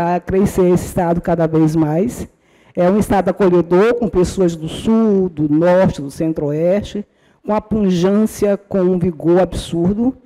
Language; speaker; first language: Portuguese; native; Portuguese